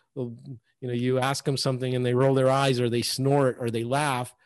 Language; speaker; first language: English; early bilingual, other home language; Russian